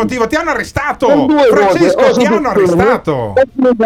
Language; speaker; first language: Italian; native; Italian